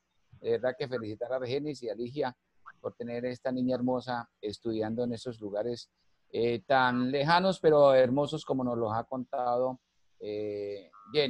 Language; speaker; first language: Spanish; native; Spanish